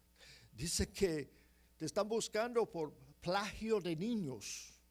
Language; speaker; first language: Spanish; non-native, fluent; English